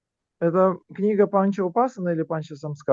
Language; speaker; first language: Russian; native; Russian